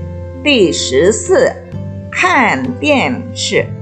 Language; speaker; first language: Chinese; non-native, fluent; Indonesian